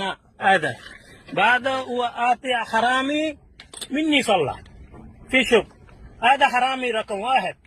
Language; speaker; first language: Arabic; non-native, learner; Bangla